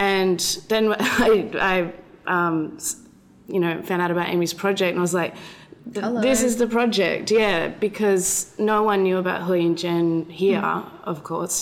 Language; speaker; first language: English; native; English